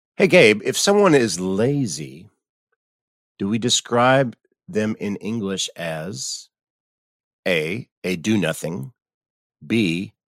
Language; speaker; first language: English; native; English